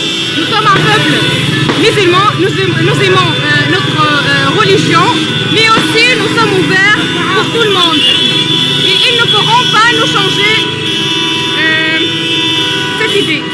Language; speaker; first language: French; non-native, local second language; Arabic